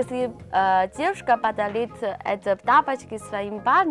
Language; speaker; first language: Russian; non-native, learner; Chinese